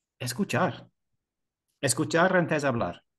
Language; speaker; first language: Spanish; non-native, learner; English